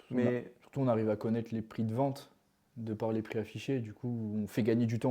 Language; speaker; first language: French; native; French